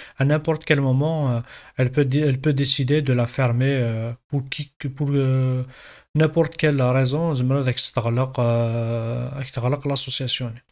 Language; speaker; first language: French; non-native, local second language; Kabyle